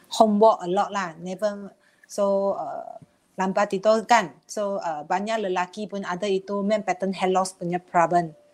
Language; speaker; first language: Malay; non-native, local second language; Chinese